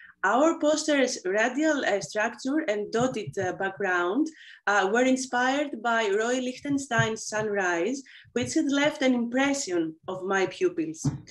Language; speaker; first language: English; non-native, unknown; Greek